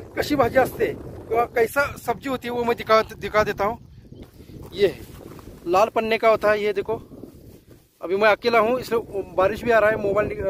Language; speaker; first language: Hindi; non-native, local second language; Marathi